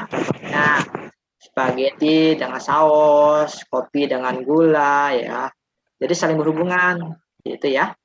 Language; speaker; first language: Indonesian; native; Indonesian